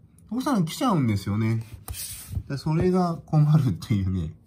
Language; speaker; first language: Japanese; native; Japanese